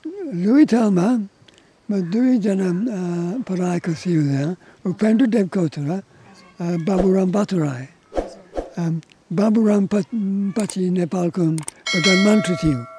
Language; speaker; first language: Nepali; non-native, learner; English